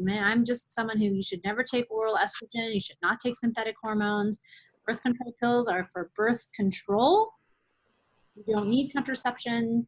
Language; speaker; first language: English; native; English